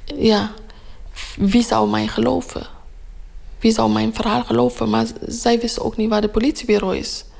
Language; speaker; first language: Dutch; non-native, fluent; Tigrinya